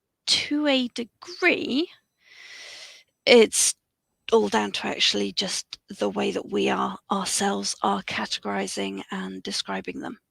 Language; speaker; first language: English; native; English